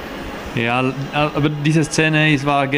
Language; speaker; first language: German; non-native, learner; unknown